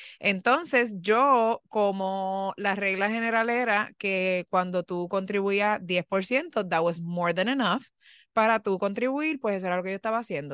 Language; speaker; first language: Spanish; early bilingual, heritage; Spanish